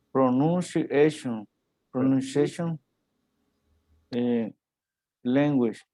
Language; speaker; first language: English; non-native, learner; Spanish